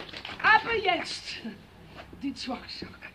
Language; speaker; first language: German; non-native, learner; Dutch